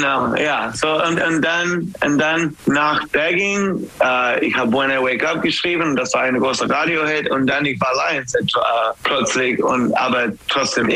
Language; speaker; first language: German; non-native, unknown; English